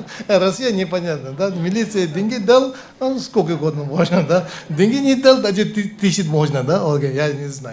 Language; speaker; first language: Russian; non-native, learner; Tibetan